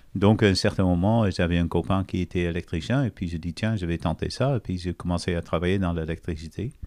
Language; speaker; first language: French; non-native, fluent; Dutch